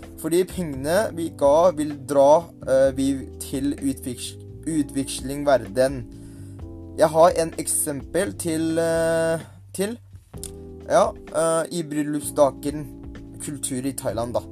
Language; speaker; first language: Norwegian; non-native, learner; Thai